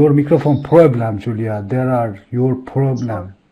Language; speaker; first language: English; non-native, learner; Turkish